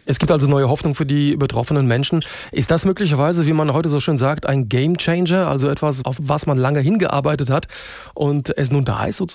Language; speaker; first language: German; native; German